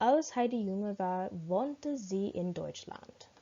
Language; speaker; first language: German; non-native, learner; English